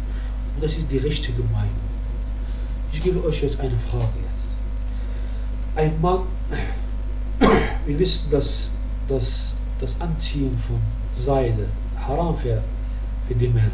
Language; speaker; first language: German; non-native, learner; Arabic